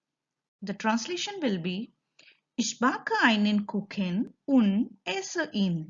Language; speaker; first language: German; non-native, fluent; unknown